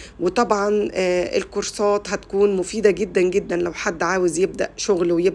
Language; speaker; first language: Arabic; native; Arabic